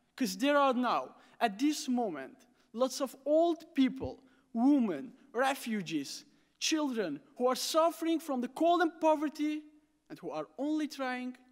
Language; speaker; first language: English; non-native, fluent; Arabic